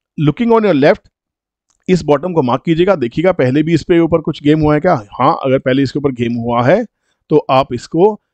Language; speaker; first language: Hindi; native; Hindi